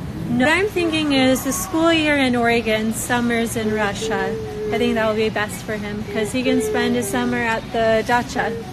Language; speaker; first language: English; native; English